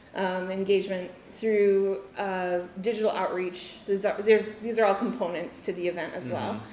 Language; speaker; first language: English; native; English